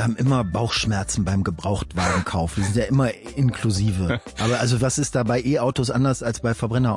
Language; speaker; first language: German; native; German